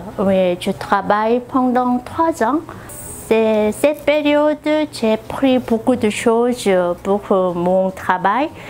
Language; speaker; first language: French; non-native, learner; Korean